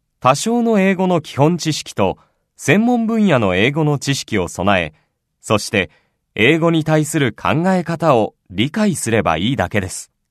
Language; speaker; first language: Japanese; native; Japanese